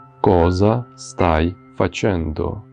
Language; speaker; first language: Italian; non-native, fluent; Ukrainian